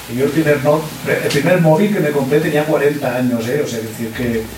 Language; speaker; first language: Spanish; native; Spanish